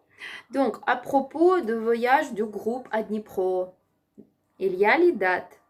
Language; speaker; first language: French; non-native, learner; Ukrainian